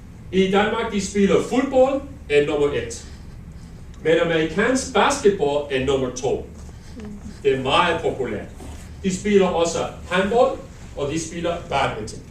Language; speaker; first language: Danish; non-native, learner; English